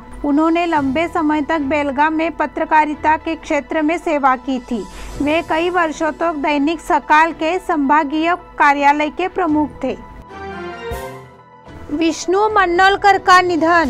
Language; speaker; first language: Hindi; non-native, local second language; Marathi